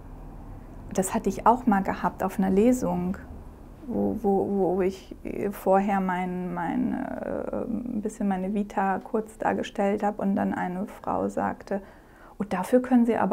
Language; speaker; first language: German; early bilingual, other home language; Croatian